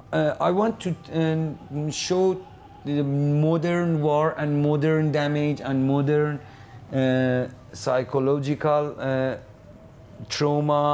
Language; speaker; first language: English; non-native, learner; Persian